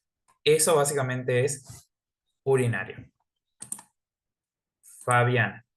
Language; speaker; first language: Spanish; native; Spanish